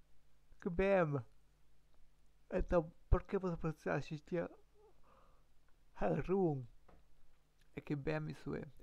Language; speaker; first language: Portuguese; non-native, learner; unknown